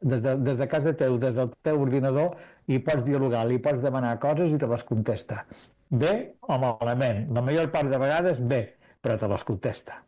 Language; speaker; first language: Catalan; native; Catalan